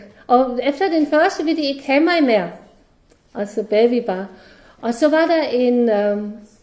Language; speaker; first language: Danish; non-native, fluent; German